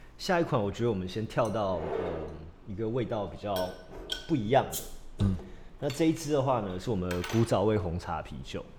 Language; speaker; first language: Chinese; early bilingual, heritage; Chinese